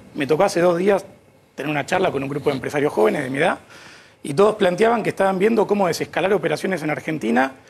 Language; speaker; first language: Spanish; native; Spanish